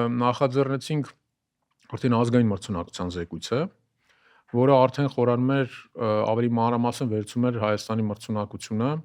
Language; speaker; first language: Armenian; native; Armenian